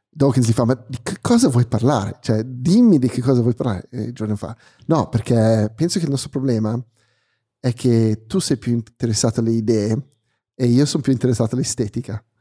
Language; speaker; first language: Italian; early bilingual, heritage; Italian